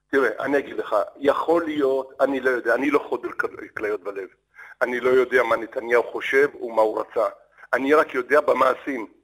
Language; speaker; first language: Hebrew; early bilingual, other home language; Arabic